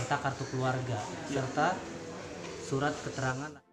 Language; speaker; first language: Indonesian; native; Indonesian